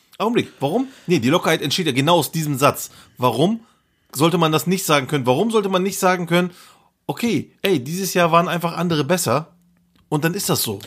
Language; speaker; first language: German; early bilingual, other home language; Turkish